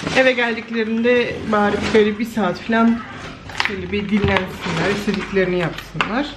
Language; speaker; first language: Turkish; early bilingual, heritage; Turkish